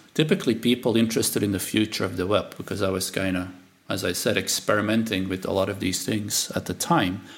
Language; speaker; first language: English; non-native, fluent; Dutch